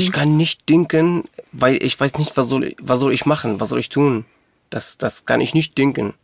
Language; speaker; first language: German; non-native, local second language; Arabic